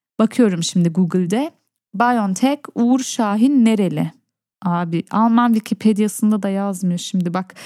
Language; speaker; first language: Turkish; early bilingual, heritage; Turkish